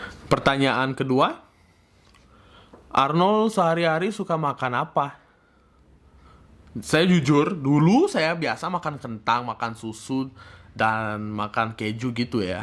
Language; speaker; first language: Indonesian; early bilingual, other home language; Russian